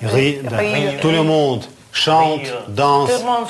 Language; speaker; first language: French; non-native, fluent; Russian